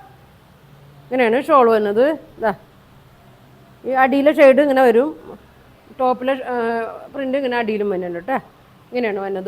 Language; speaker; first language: Malayalam; native; Malayalam